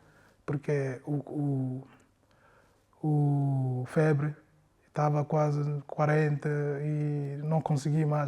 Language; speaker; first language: Portuguese; non-native, learner; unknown